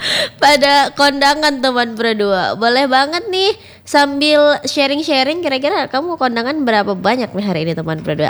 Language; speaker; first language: Indonesian; native; Indonesian